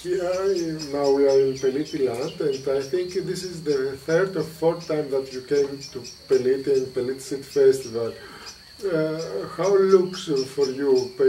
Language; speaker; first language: English; non-native, learner; Greek